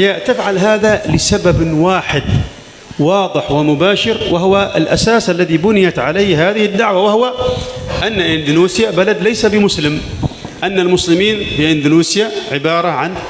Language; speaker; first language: Arabic; native; Arabic